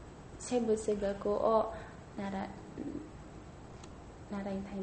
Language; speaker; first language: Japanese; non-native, learner; Indonesian